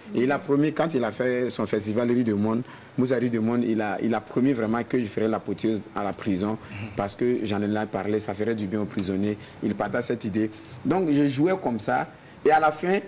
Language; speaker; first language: French; non-native, local second language; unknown